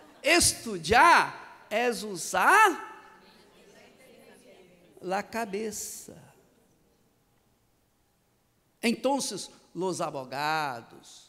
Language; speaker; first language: Portuguese; non-native, fluent; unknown